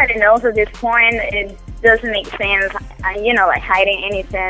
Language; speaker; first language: English; non-native, fluent; Spanish